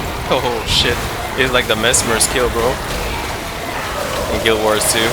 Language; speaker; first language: English; non-native, fluent; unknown